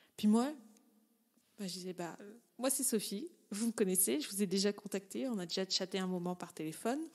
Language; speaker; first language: French; native; French